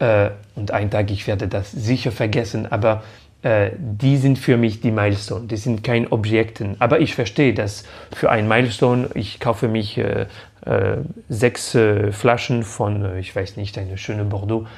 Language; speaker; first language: German; non-native, fluent; French